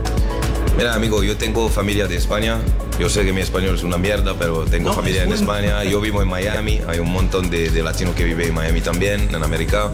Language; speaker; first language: Spanish; non-native, learner; French